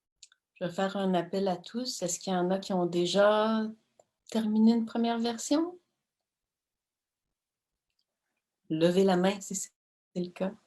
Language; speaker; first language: French; native; French